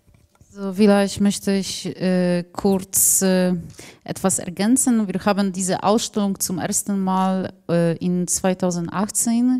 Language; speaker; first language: German; non-native, fluent; Polish